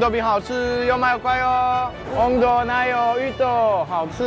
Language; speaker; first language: Chinese; non-native, learner; French